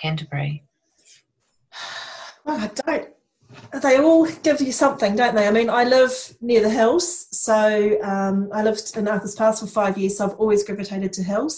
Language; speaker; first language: English; native; English